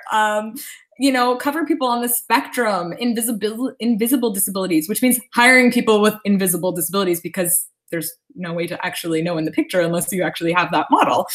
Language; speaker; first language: English; native; English